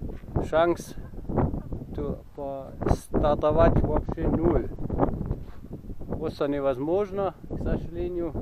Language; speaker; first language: Russian; non-native, learner; German